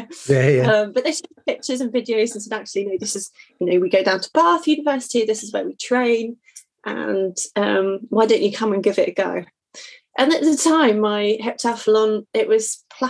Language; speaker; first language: English; native; English